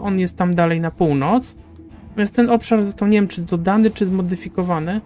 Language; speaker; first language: Polish; native; Polish